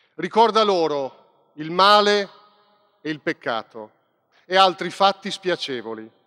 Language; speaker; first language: Italian; native; Italian